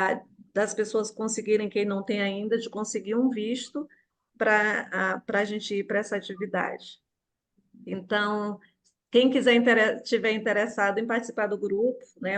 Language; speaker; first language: Portuguese; native; Portuguese